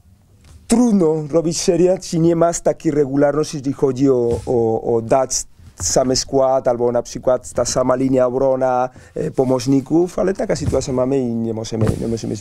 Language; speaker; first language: Polish; non-native, learner; Spanish